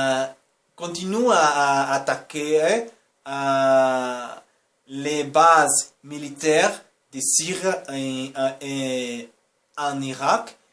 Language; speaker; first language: French; non-native, learner; Portuguese